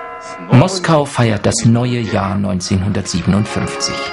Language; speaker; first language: German; native; German